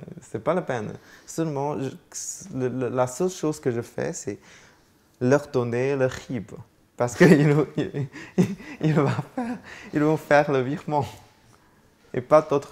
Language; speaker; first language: French; non-native, fluent; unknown